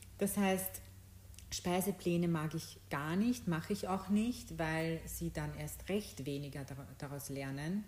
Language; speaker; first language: German; early bilingual, other home language; Bosnian